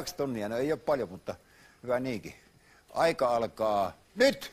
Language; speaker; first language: Finnish; native; Finnish